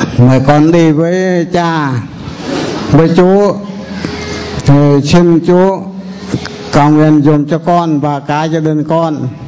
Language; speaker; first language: Vietnamese; non-native, local second language; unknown